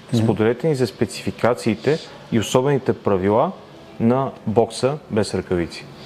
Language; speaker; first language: Bulgarian; native; Bulgarian